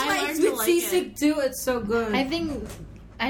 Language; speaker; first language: English; non-native, local second language; Filipino